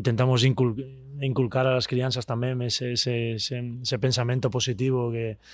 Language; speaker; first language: Portuguese; non-native, learner; Spanish